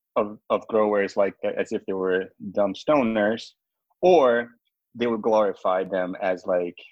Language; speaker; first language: English; non-native, fluent; Portuguese